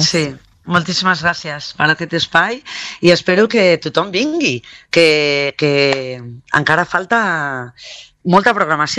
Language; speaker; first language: Catalan; non-native, local second language; Spanish